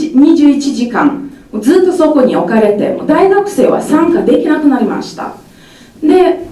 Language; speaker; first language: Japanese; non-native, fluent; Serbian